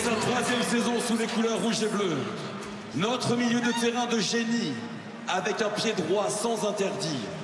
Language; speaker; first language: French; native; French